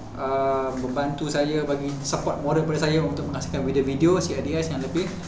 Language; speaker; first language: Malay; native; Malay